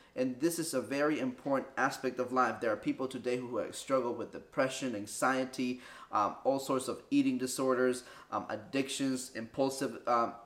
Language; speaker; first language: English; early bilingual, other home language; Spanish